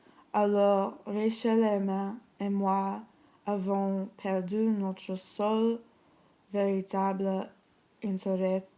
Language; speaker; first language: French; non-native, learner; English